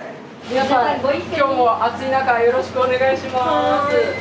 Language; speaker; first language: Japanese; native; Japanese